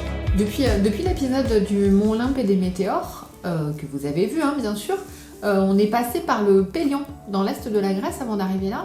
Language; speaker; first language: French; native; French